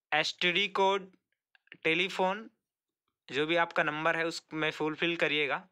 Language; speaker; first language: Hindi; native; Hindi